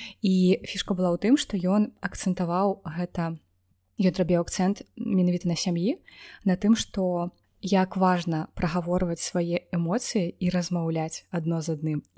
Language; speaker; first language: Belarusian; non-native, local second language; Russian